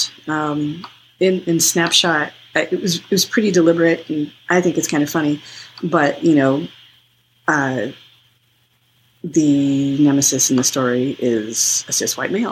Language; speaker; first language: English; native; English